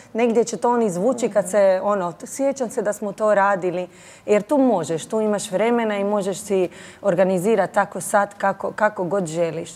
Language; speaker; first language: Croatian; native; Croatian